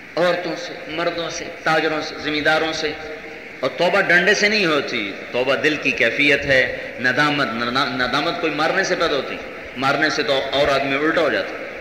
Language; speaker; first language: Urdu; non-native, local second language; Punjabi